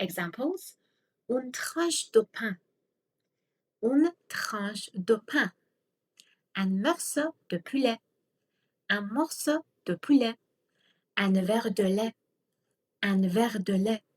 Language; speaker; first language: French; non-native, fluent; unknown